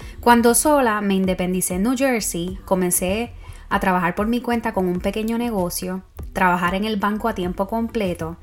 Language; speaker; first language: Spanish; native; Spanish